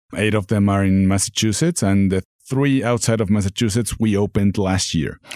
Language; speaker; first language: English; non-native, fluent; Spanish